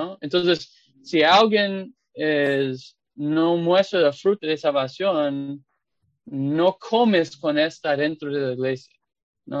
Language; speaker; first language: Spanish; non-native, fluent; English